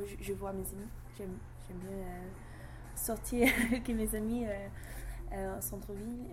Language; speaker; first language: French; non-native, learner; English